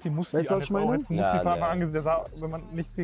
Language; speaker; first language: German; native; German